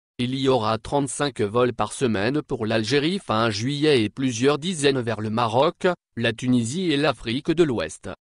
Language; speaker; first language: French; non-native, local second language; Arabic